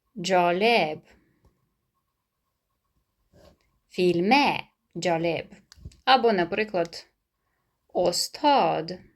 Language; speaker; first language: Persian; non-native, fluent; Ukrainian